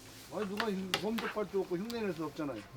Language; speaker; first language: Korean; native; Korean